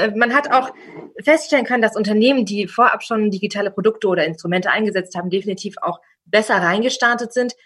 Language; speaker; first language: German; native; German